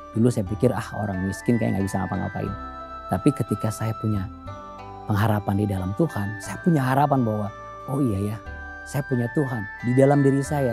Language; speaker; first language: Indonesian; native; Indonesian